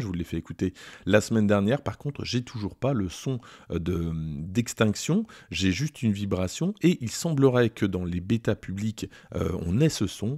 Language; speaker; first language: French; native; French